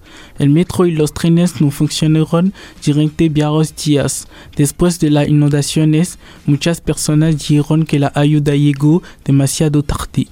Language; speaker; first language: Spanish; non-native, learner; French